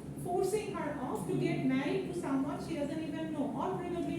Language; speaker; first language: English; non-native, local second language; Bangla